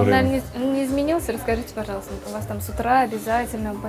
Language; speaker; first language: Russian; native; Russian